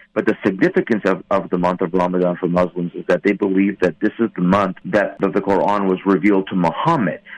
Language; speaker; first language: English; non-native, fluent; Persian